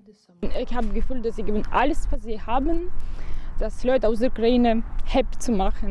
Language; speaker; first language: German; non-native, fluent; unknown